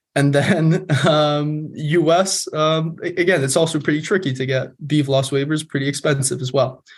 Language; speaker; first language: English; non-native, fluent; Polish